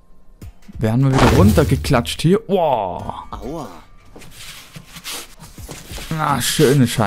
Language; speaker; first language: German; native; German